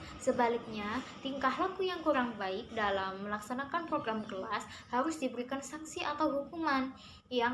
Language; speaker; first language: Indonesian; native; Indonesian